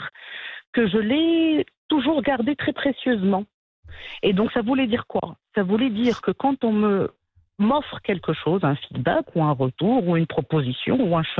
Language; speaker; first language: French; non-native, local second language; Arabic